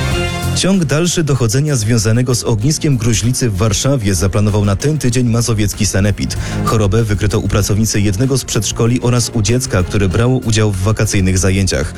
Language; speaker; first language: Polish; native; Polish